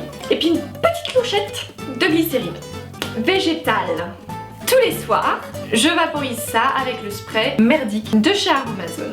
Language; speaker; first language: French; native; French